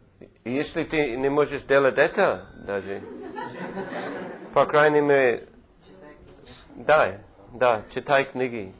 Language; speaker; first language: Russian; non-native, fluent; English